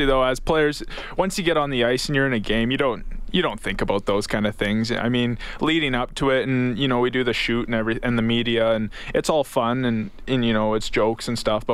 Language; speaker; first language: English; native; English